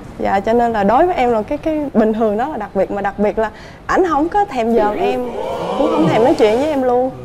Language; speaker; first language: Vietnamese; native; Vietnamese